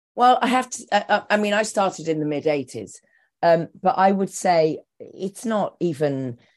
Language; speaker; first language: English; native; English